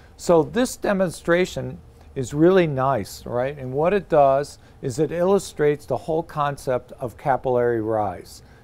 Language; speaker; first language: English; native; English